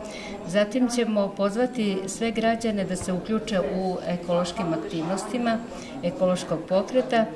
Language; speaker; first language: Serbian; native; Serbian